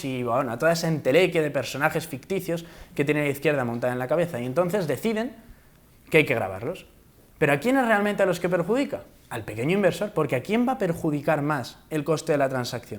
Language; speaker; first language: Spanish; native; Spanish